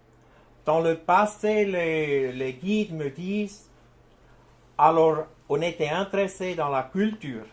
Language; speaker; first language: French; non-native, fluent; German